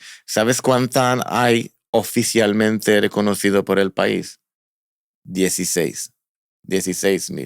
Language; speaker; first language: Spanish; non-native, fluent; Hebrew